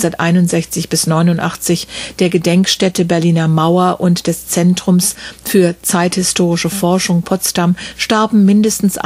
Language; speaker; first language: German; native; German